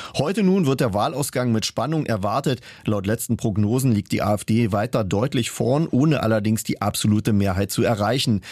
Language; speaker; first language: German; native; German